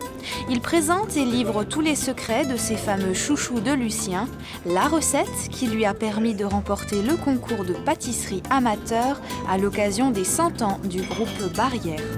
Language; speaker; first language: French; native; French